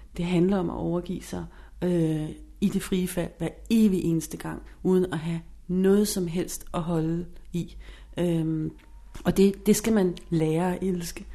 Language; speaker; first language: Danish; non-native, fluent; English